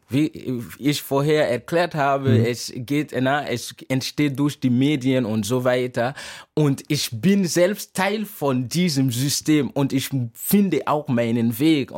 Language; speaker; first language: German; non-native, fluent; Mossi